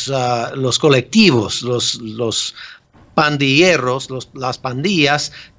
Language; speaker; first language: Spanish; non-native, fluent; English